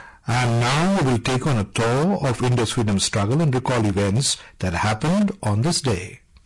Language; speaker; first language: English; non-native, local second language; Bangla